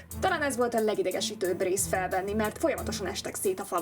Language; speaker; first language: Hungarian; native; Hungarian